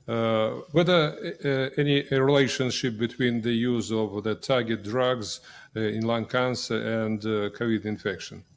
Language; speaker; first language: English; non-native, fluent; Russian